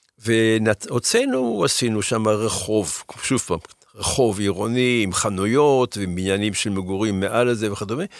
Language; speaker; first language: Hebrew; early bilingual, other home language; German